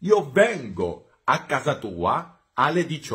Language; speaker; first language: Italian; non-native, fluent; Georgian